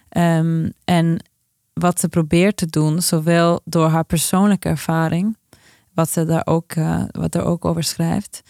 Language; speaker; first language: Dutch; non-native, fluent; Norwegian